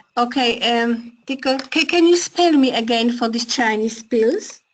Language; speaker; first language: English; non-native, learner; Polish